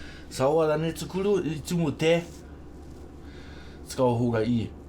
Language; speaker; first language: Japanese; non-native, learner; German